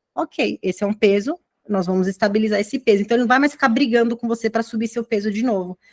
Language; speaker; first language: Portuguese; native; Portuguese